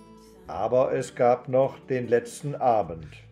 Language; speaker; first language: German; native; German